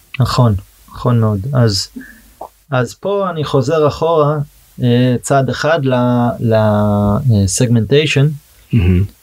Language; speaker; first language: Hebrew; early bilingual, heritage; Hebrew